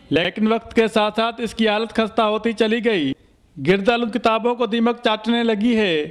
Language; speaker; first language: Urdu; non-native, local second language; Sindhi